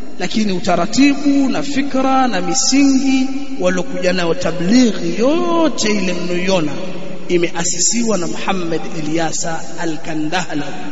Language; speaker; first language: Swahili; native; Swahili